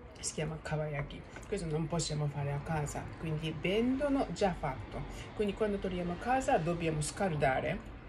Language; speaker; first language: Italian; non-native, learner; Japanese